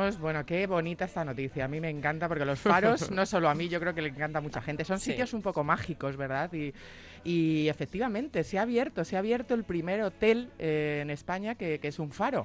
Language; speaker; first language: Spanish; native; Spanish